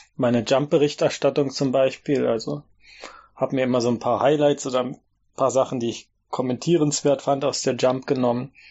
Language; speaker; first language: German; native; German